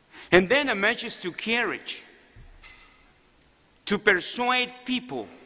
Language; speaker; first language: English; non-native, fluent; Spanish